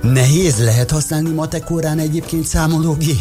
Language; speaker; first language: Hungarian; native; Hungarian